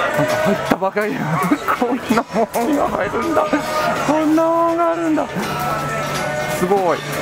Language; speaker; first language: Japanese; non-native, fluent; Italian